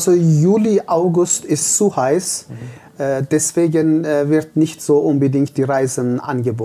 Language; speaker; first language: German; non-native, fluent; Turkish